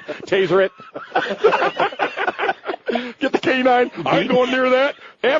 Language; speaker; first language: English; native; English